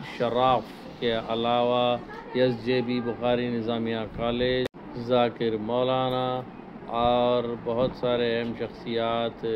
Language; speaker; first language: Urdu; native; Urdu